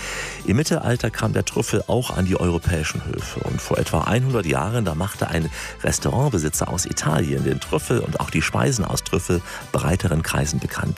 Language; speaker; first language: German; native; German